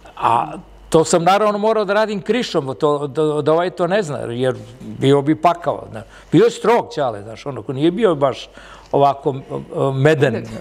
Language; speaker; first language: Serbian; early bilingual, other home language; Italian